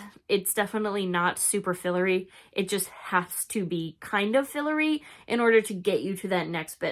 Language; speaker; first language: English; native; English